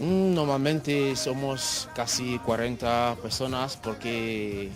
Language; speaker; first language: Spanish; non-native, learner; Yoruba